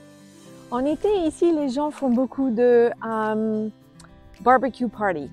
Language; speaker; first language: French; native; French